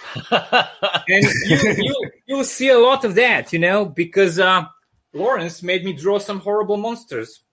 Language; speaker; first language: English; non-native, fluent; Serbian